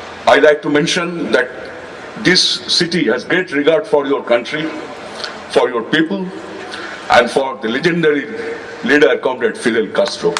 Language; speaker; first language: English; non-native, local second language; Bangla